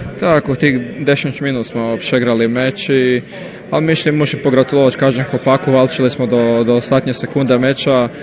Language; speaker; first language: Polish; non-native, learner; Croatian